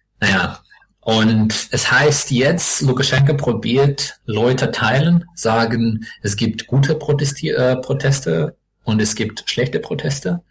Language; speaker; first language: German; non-native, learner; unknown